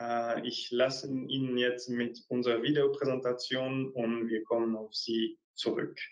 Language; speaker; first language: German; non-native, fluent; French